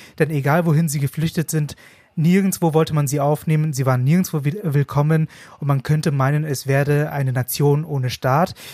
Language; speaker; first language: German; early bilingual, other home language; Vietnamese